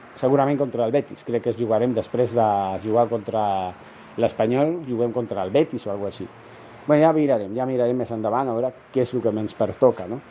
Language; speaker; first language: Catalan; non-native, local second language; Spanish